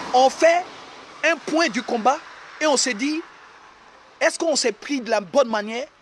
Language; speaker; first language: French; native; French